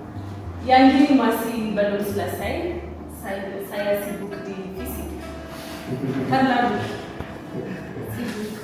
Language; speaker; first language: Indonesian; non-native, learner; Amharic